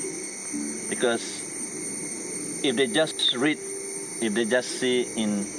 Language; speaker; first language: English; non-native, fluent; Malay